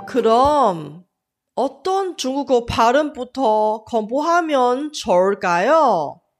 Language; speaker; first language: Korean; non-native, fluent; Chinese